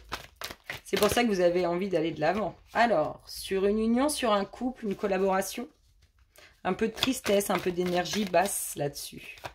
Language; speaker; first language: French; native; French